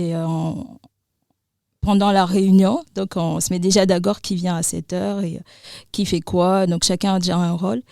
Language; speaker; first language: French; native; French